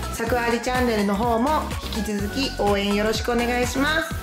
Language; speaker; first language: Japanese; native; Japanese